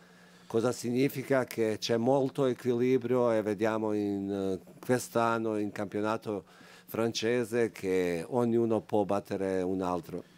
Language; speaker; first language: Italian; non-native, fluent; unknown